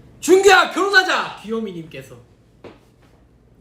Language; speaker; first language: Korean; native; Korean